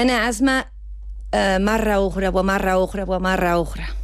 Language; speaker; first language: Arabic; non-native, learner; Spanish